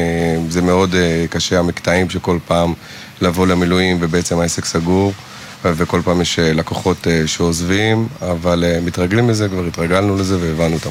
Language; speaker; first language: Hebrew; native; Hebrew